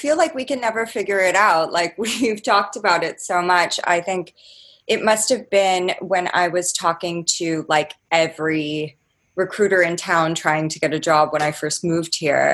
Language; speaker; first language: English; native; English